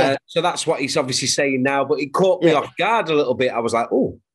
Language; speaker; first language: English; native; English